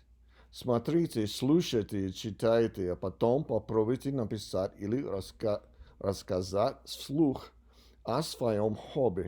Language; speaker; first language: Russian; non-native, learner; English